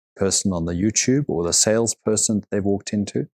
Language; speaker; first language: English; native; English